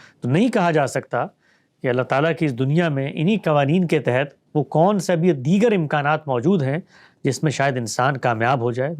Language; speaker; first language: Urdu; native; Urdu